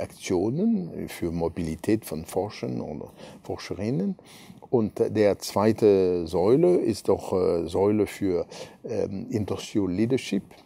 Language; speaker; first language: German; non-native, fluent; French